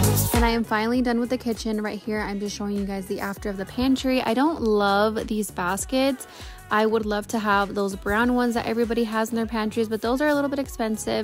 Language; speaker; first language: English; native; English